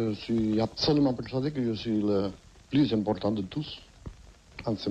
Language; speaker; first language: French; non-native, fluent; Catalan